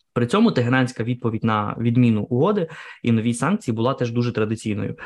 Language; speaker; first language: Ukrainian; native; Ukrainian